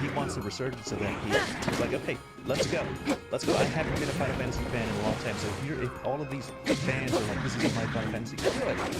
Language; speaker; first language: English; native; English